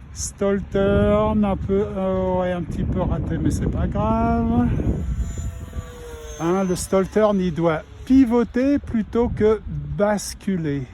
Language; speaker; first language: French; native; French